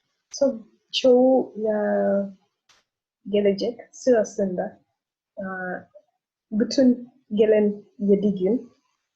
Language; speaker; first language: Turkish; non-native, learner; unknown